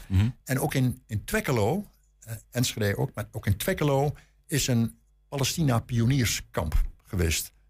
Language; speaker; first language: Dutch; native; Dutch